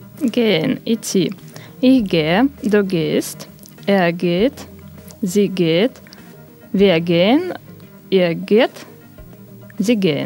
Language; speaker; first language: German; non-native, learner; Russian